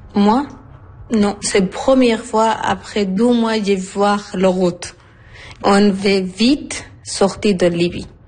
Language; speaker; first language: French; non-native, learner; Arabic